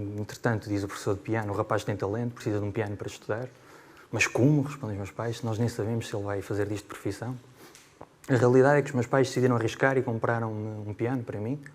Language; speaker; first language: Portuguese; native; Portuguese